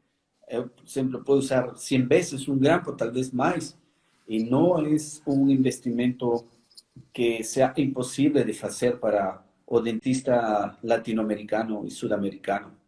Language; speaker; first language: Portuguese; non-native, fluent; Spanish